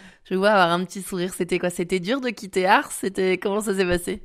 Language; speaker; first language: French; native; French